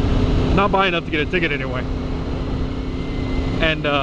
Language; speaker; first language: English; native; English